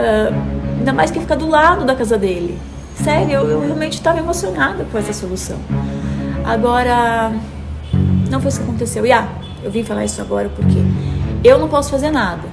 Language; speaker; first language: Portuguese; native; Portuguese